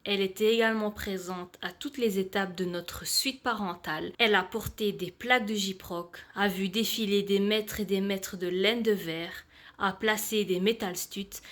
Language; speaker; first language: French; native; French